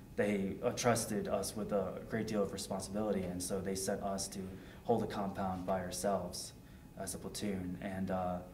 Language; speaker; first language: English; native; English